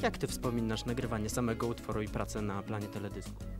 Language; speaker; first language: Polish; native; Polish